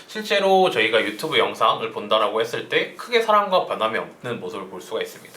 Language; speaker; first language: Korean; native; Korean